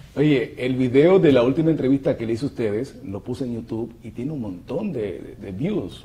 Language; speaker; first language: Spanish; native; Spanish